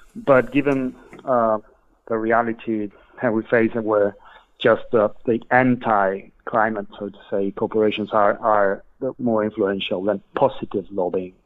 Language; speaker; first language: English; non-native, fluent; Spanish